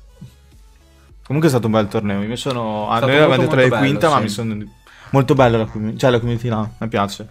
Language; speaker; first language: Italian; native; Italian